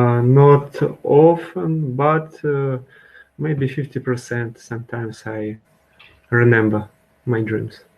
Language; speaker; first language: English; non-native, learner; Russian